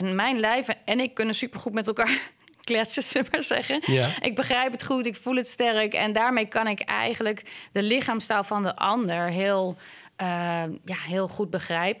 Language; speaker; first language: Dutch; native; Dutch